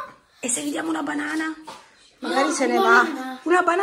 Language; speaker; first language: Italian; native; Italian